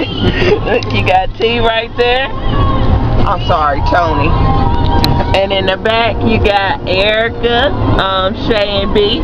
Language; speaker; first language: English; native; English